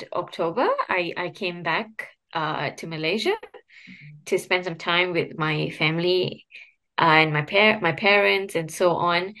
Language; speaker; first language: English; non-native, local second language; Tamil